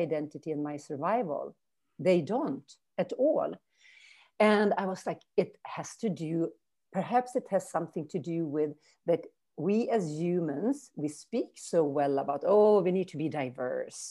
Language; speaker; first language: English; non-native, fluent; Swedish